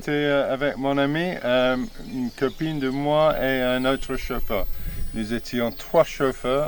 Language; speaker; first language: French; non-native, fluent; English